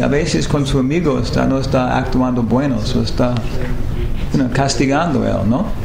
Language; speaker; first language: Spanish; non-native, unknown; English